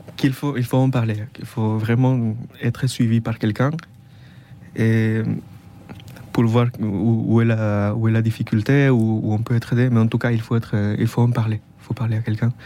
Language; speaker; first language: French; non-native, fluent; Spanish